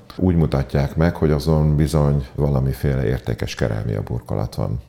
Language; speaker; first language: Hungarian; native; Hungarian